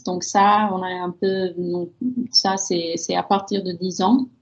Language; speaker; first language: French; early bilingual, heritage; French